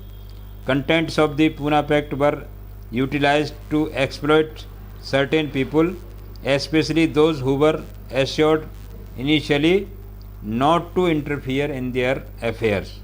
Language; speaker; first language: English; non-native, local second language; Hindi